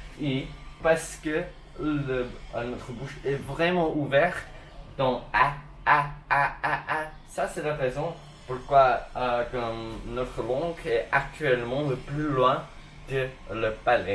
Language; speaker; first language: French; non-native, learner; Chinese